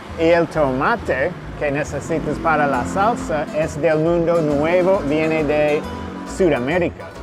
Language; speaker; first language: Spanish; non-native, fluent; English